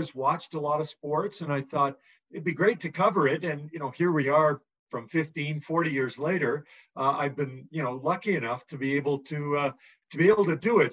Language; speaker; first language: English; native; English